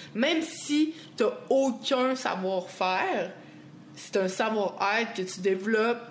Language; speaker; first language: French; native; French